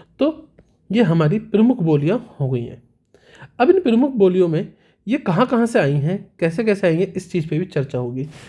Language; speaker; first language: Hindi; native; Hindi